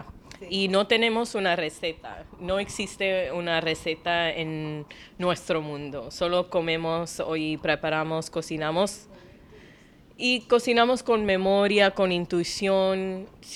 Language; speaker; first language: Spanish; non-native, learner; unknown